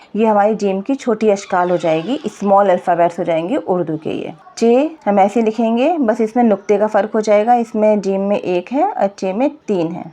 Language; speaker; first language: Urdu; native; Urdu